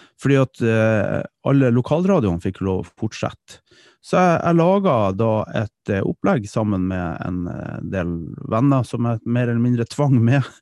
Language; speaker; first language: Norwegian; early bilingual, other home language; Dutch